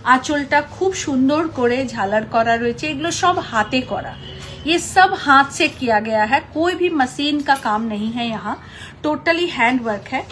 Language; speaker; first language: Hindi; non-native, local second language; Bangla